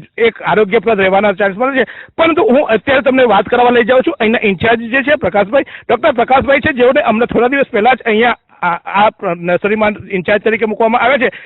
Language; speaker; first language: Gujarati; native; Gujarati